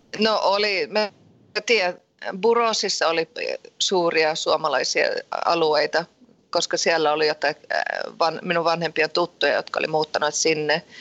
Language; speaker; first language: Finnish; early bilingual, heritage; Finnish